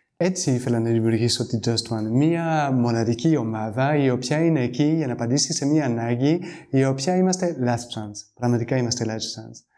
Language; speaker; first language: Greek; non-native, fluent; French